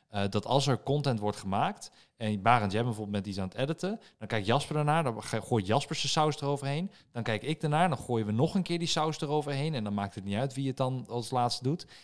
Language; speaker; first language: Dutch; native; Dutch